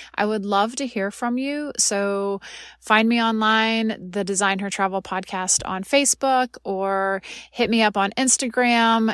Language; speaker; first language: English; native; English